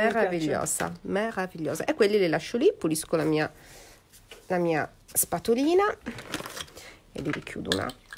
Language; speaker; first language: Italian; native; Italian